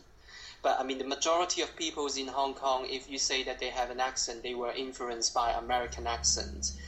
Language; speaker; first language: English; non-native, local second language; Cantonese